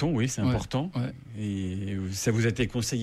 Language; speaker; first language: French; native; French